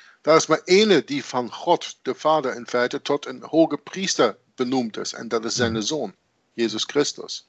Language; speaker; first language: Dutch; native; Dutch